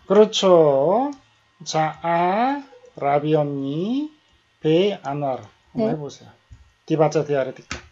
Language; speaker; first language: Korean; native; Korean